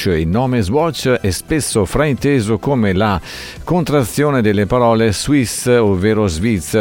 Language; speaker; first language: Italian; native; Italian